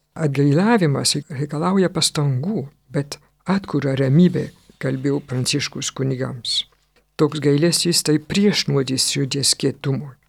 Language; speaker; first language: Lithuanian; non-native, fluent; French